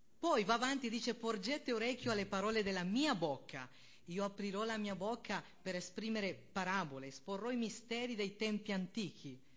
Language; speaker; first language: Italian; non-native, fluent; Spanish